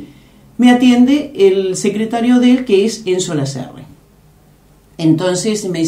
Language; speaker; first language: Spanish; native; Spanish